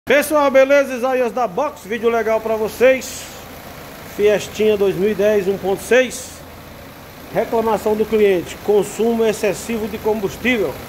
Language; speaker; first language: Portuguese; native; Portuguese